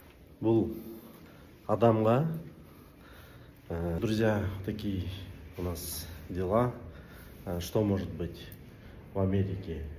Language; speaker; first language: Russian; non-native, local second language; Kyrgyz